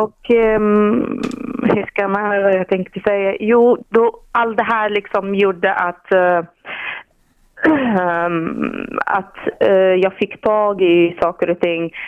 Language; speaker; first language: Swedish; non-native, fluent; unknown